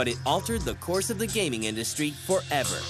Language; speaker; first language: English; native; English